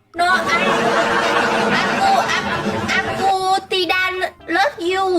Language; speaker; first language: Indonesian; non-native, learner; Vietnamese